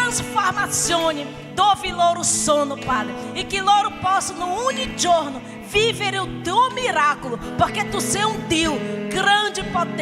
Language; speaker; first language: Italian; non-native, learner; Portuguese